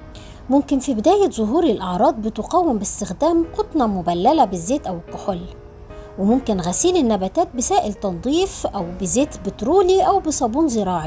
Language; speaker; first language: Arabic; native; Arabic